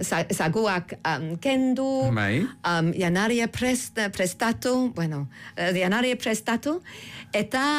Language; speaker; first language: Basque; non-native, learner; English